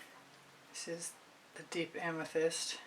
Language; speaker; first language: English; native; English